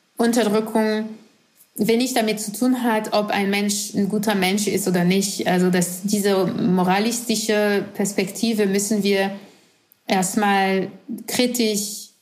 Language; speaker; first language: German; non-native, fluent; French